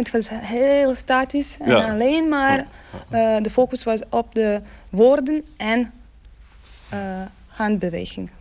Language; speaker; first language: Dutch; non-native, learner; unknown